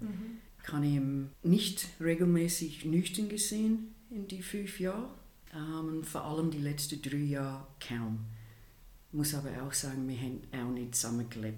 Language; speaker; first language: German; non-native, fluent; English